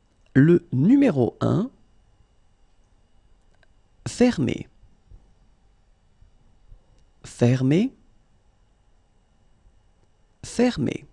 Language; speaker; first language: French; native; French